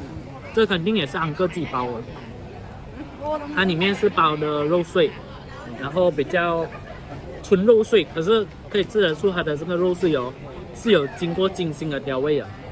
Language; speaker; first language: Chinese; native; Chinese